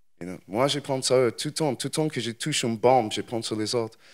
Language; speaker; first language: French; non-native, learner; English